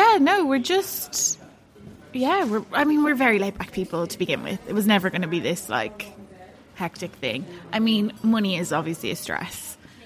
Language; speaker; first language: English; native; English